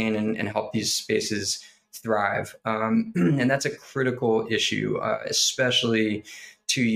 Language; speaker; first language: English; native; English